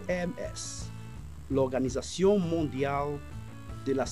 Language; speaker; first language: French; non-native, fluent; Spanish